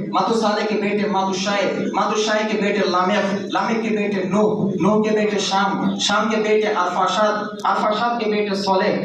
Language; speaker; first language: Urdu; non-native, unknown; Bangla